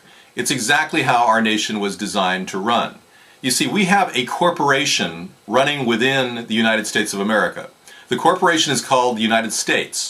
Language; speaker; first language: English; native; English